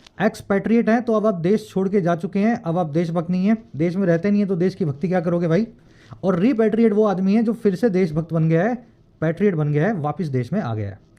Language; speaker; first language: Hindi; native; Hindi